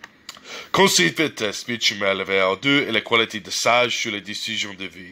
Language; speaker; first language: French; non-native, learner; English